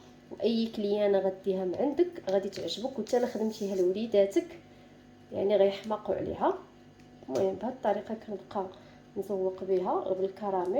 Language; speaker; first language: Arabic; native; Arabic